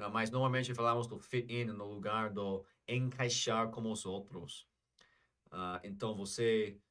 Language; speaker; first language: Portuguese; non-native, fluent; English